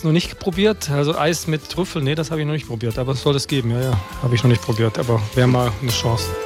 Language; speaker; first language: German; native; German